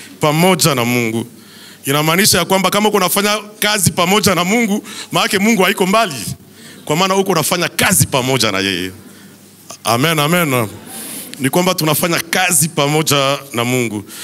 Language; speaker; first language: Swahili; native; Swahili